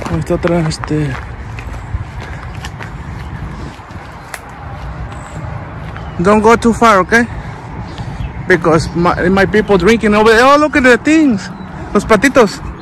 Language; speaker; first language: English; non-native, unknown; Spanish